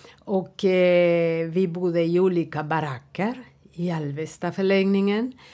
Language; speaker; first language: Swedish; non-native, fluent; Spanish